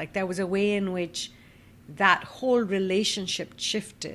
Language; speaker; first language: English; non-native, local second language; Bangla